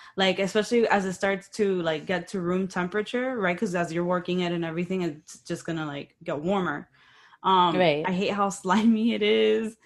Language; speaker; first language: English; early bilingual, other home language; Spanish